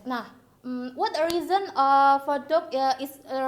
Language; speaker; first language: English; non-native, learner; Indonesian